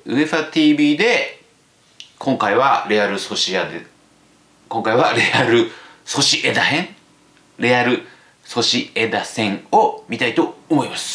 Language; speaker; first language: Japanese; native; Japanese